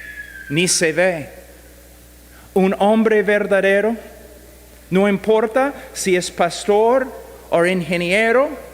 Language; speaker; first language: Spanish; non-native, fluent; English